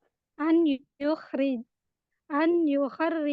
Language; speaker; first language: Arabic; non-native, learner; Indonesian